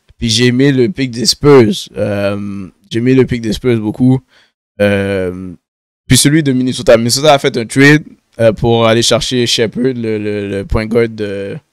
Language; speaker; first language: French; native; French